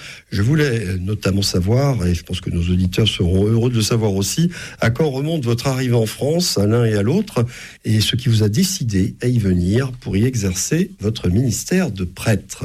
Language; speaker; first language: French; native; French